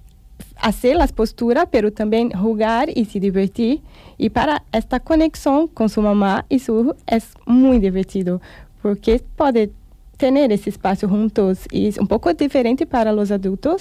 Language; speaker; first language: Spanish; non-native, learner; Portuguese